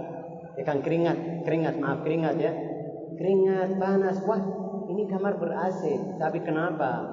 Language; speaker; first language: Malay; non-native, learner; Arabic